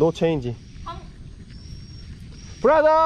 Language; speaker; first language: English; non-native, learner; Korean